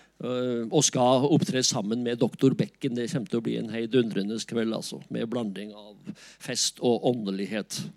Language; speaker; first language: Norwegian; native; Norwegian